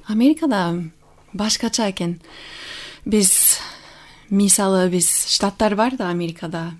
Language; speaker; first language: Kyrgyz; non-native, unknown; English